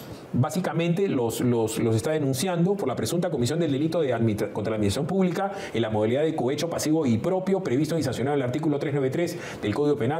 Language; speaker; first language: Spanish; native; Spanish